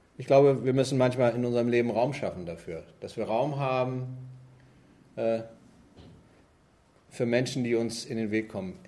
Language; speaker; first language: German; native; German